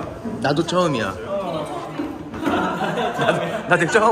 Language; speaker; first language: Korean; native; Korean